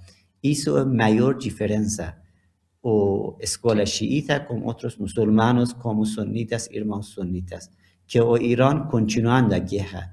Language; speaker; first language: Portuguese; non-native, learner; Persian